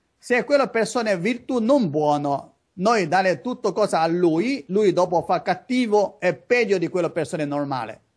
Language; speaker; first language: Italian; non-native, learner; Chinese